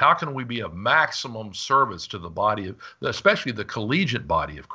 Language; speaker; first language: English; native; English